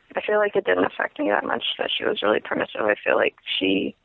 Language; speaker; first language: English; native; English